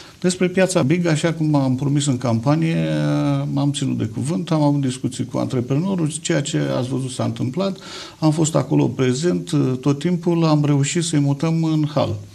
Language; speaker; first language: Romanian; native; Romanian